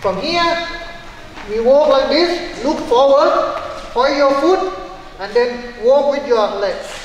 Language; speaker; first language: English; non-native, learner; Thai